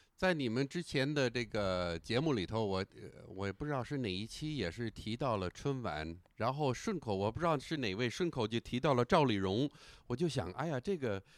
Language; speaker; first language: Chinese; non-native, fluent; English